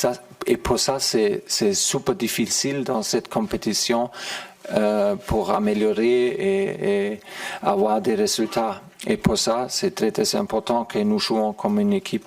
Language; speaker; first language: French; non-native, fluent; German